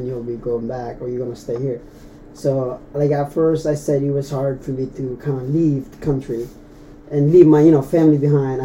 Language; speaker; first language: English; non-native, fluent; Tetum